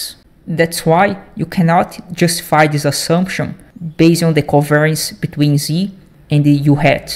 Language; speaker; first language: English; non-native, fluent; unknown